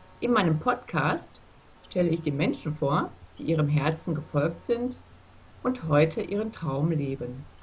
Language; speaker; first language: German; native; German